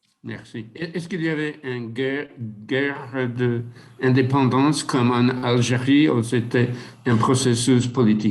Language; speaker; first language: French; non-native, learner; English